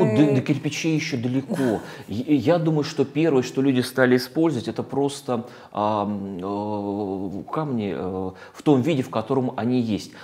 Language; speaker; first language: Russian; native; Russian